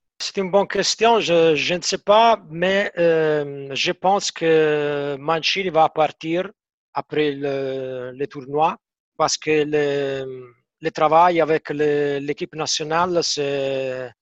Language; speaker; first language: French; non-native, fluent; Italian